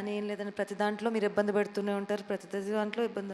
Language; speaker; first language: Telugu; native; Telugu